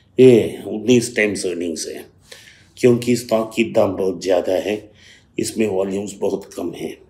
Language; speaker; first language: Hindi; non-native, local second language; Tamil